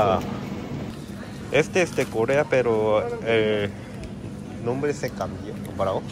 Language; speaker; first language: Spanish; non-native, learner; Korean